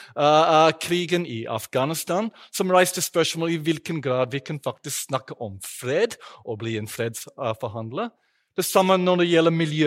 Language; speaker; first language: Norwegian; non-native, fluent; English